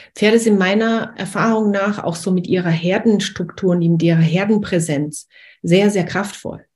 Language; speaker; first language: German; native; German